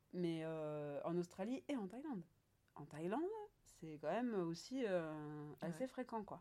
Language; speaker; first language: French; native; French